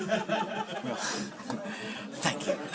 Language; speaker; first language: English; native; English